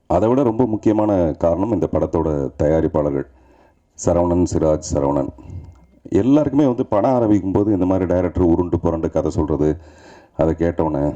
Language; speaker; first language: Tamil; native; Tamil